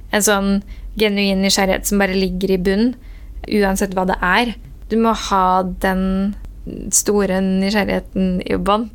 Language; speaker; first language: Norwegian; early bilingual, other home language; Persian